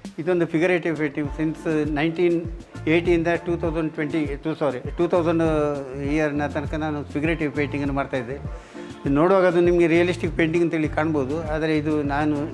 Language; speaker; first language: Kannada; native; Kannada